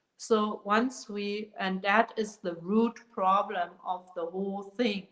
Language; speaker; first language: English; non-native, fluent; German